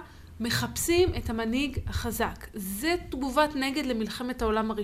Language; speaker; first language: Hebrew; native; Hebrew